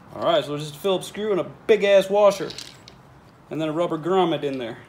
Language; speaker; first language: English; native; English